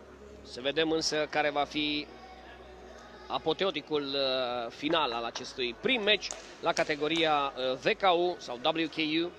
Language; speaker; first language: Romanian; native; Romanian